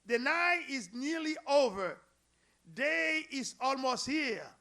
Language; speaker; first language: English; non-native, learner; Haitian Creole